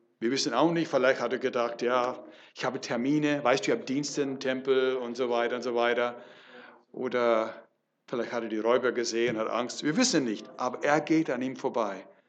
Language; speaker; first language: German; non-native, fluent; English